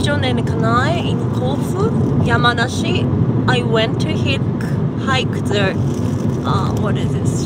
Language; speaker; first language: English; non-native, learner; Japanese